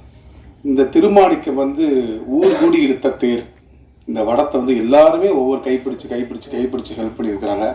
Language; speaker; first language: Tamil; native; Tamil